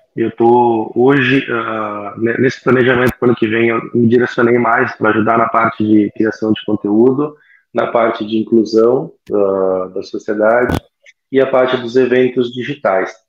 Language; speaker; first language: Portuguese; native; Portuguese